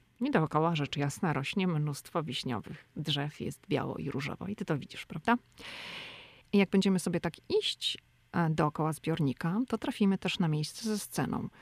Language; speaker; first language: Polish; native; Polish